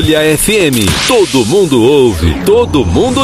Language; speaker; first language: Portuguese; native; Portuguese